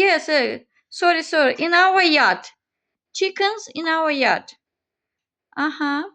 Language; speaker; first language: English; non-native, learner; Azerbaijani